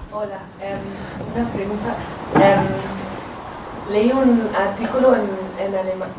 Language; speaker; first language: Spanish; non-native, fluent; German